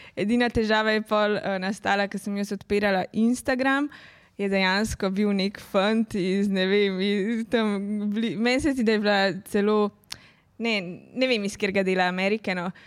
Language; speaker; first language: Slovenian; native; Slovenian